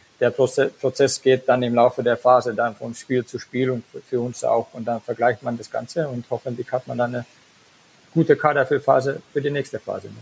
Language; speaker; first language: German; non-native, fluent; Finnish